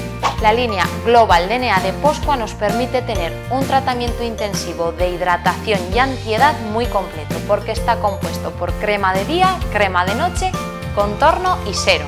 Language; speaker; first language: Spanish; native; Spanish